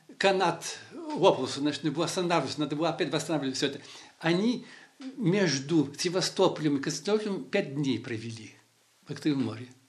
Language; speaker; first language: Russian; early bilingual, heritage; Russian